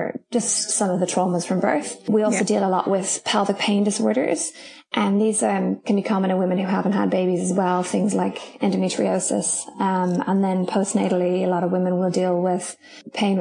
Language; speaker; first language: English; native; English